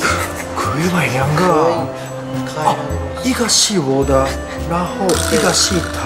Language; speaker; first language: Chinese; non-native, learner; Japanese